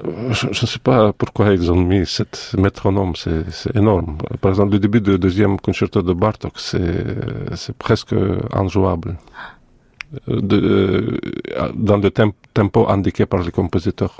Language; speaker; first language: French; non-native, fluent; Russian